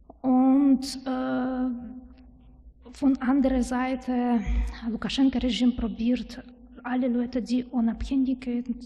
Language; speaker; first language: German; non-native, learner; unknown